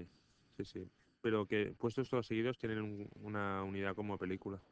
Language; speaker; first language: Spanish; native; Spanish